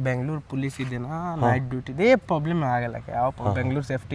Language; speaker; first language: Kannada; non-native, learner; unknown